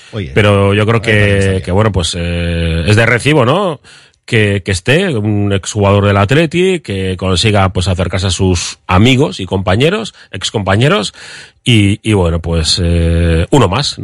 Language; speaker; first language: Spanish; native; Spanish